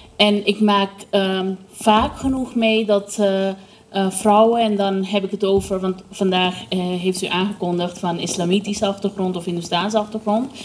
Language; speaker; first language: Dutch; non-native, fluent; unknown